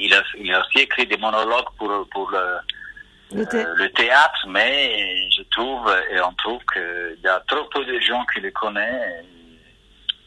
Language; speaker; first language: French; non-native, fluent; Italian